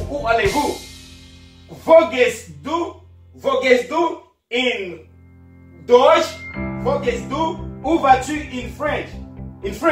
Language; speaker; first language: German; non-native, learner; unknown